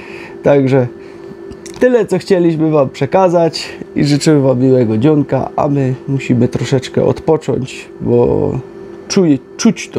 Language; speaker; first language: Polish; native; Polish